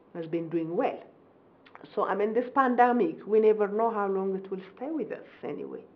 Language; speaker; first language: English; non-native, fluent; Amharic